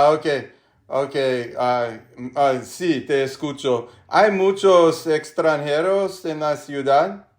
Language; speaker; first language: Spanish; non-native, learner; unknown